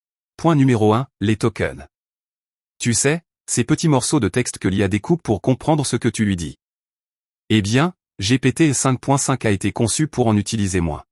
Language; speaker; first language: French; native; French